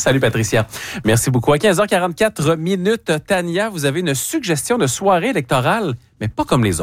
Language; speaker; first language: French; native; French